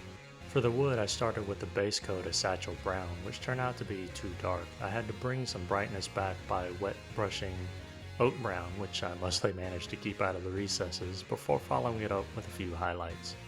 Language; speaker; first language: English; native; English